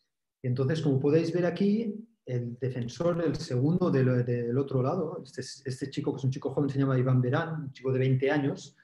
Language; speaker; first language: Spanish; native; Spanish